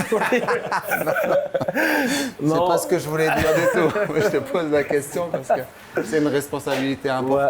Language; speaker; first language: French; native; French